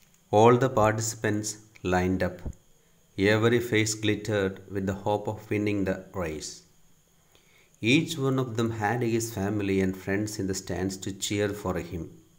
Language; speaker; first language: English; non-native, local second language; Malayalam